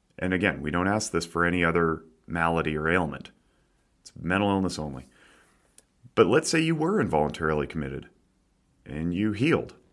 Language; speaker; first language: English; native; English